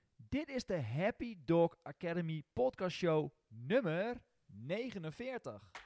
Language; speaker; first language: Dutch; native; Dutch